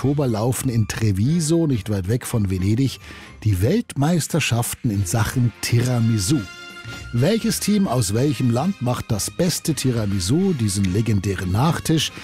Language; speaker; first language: German; native; German